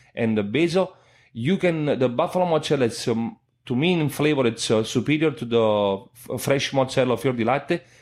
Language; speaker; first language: English; non-native, fluent; Italian